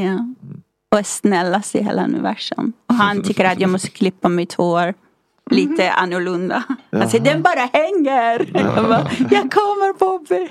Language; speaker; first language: Swedish; non-native, fluent; Persian